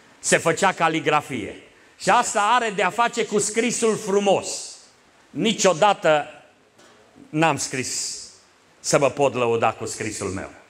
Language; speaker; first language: Romanian; native; Romanian